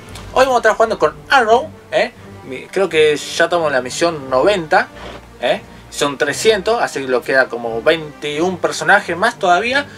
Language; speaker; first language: Spanish; native; Spanish